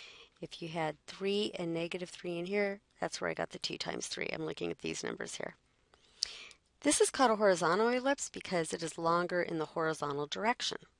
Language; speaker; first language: English; native; English